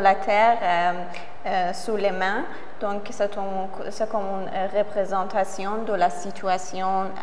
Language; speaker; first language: French; non-native, learner; Persian